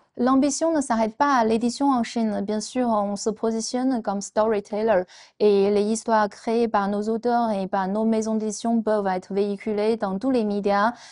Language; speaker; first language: French; non-native, fluent; Chinese